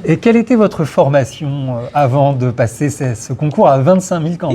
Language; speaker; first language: French; native; French